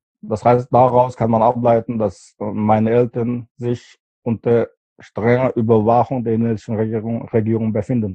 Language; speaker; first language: German; non-native, fluent; Uyghur